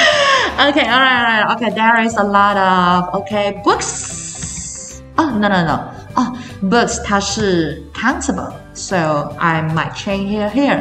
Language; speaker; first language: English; non-native, fluent; Chinese